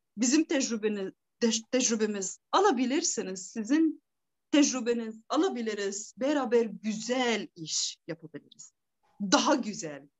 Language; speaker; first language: Turkish; non-native, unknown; Arabic